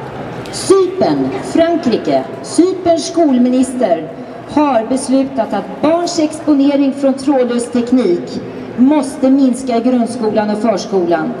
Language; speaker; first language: Swedish; native; Swedish